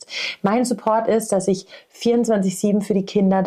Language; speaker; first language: German; native; German